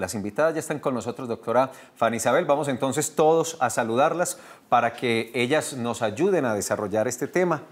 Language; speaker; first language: Spanish; native; Spanish